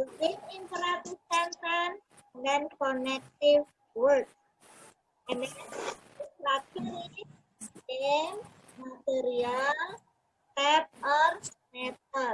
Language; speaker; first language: English; non-native, learner; Indonesian